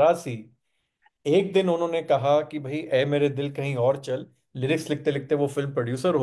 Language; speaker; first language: Hindi; native; Hindi